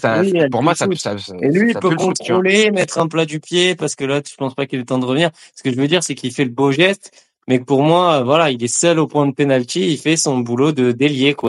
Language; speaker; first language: French; native; French